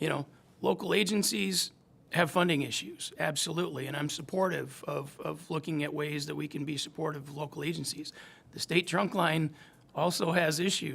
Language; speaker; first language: English; native; English